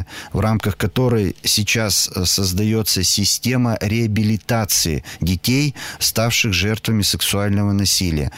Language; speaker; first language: Russian; native; Russian